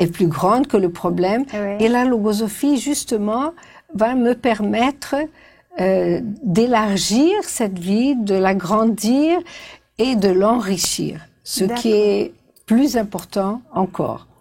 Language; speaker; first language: French; non-native, fluent; Portuguese